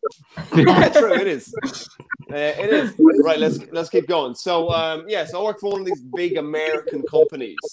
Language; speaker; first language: English; native; English